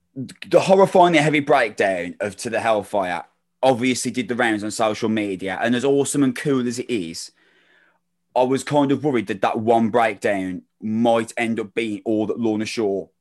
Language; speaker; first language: English; native; English